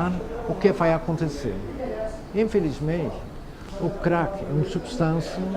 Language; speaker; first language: Portuguese; non-native, fluent; Dutch